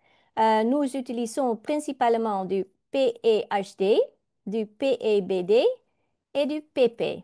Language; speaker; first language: French; non-native, learner; Dutch